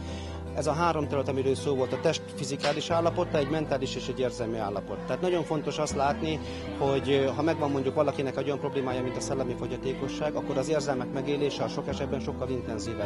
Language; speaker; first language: Hungarian; native; Hungarian